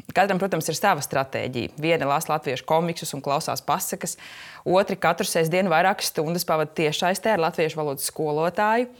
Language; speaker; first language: Latvian; native; Latvian